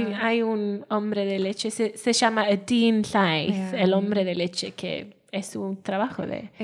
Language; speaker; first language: Spanish; non-native, fluent; Welsh